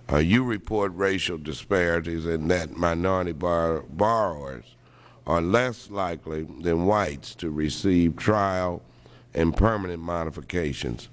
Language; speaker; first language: English; native; English